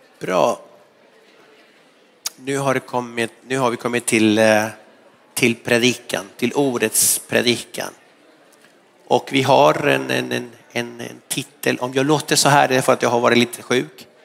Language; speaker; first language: Swedish; non-native, fluent; Spanish